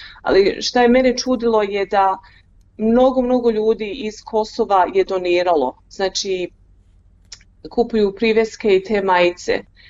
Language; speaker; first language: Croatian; early bilingual, heritage; Croatian